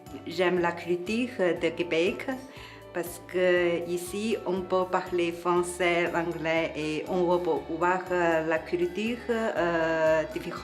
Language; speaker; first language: French; non-native, learner; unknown